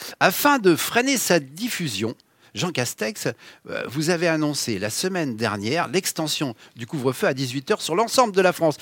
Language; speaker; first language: French; native; French